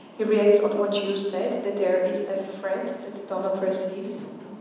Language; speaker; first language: English; non-native, fluent; Slovak